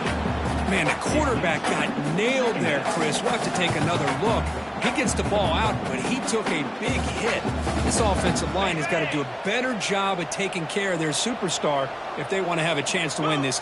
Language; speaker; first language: English; native; English